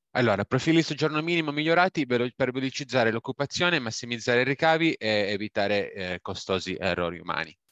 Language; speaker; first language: Italian; native; Italian